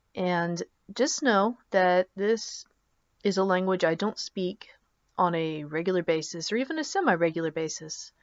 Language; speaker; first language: English; native; English